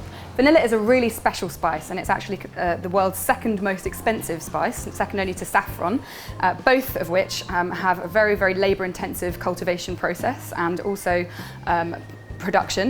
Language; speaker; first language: English; native; English